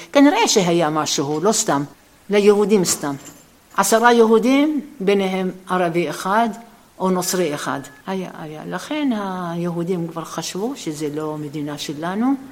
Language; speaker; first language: Hebrew; early bilingual, other home language; Arabic